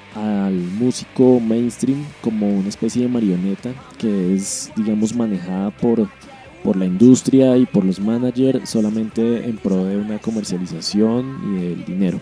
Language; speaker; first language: Spanish; native; Spanish